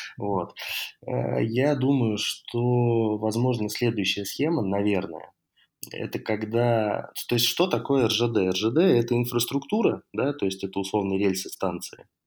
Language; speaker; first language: Russian; native; Russian